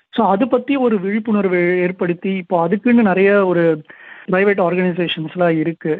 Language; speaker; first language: Tamil; native; Tamil